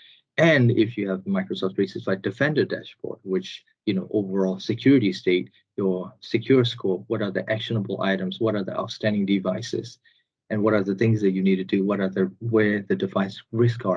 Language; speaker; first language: English; non-native, fluent; Burmese